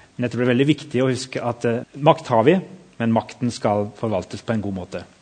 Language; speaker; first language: Norwegian; native; Norwegian